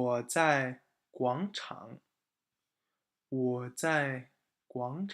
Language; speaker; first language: Chinese; non-native, fluent; English